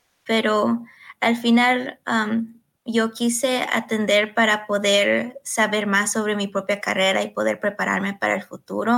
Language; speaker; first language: Spanish; early bilingual, heritage; Spanish